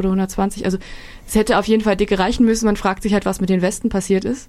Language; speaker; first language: German; native; German